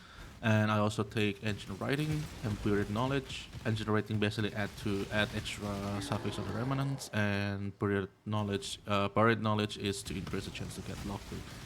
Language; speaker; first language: English; non-native, fluent; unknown